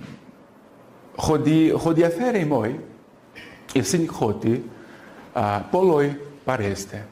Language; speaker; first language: Greek; non-native, fluent; Portuguese